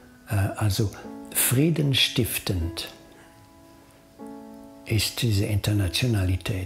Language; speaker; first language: German; non-native, fluent; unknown